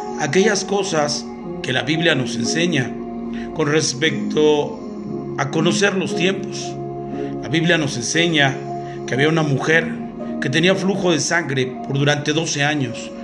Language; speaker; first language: Spanish; native; Spanish